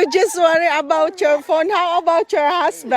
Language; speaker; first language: English; non-native, local second language; Filipino